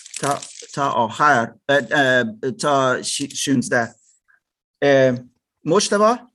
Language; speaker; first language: Persian; non-native, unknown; English